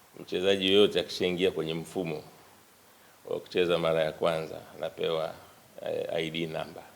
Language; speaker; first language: Swahili; native; Swahili